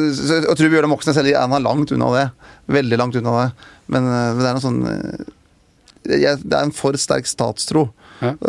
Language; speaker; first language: Norwegian; native; Norwegian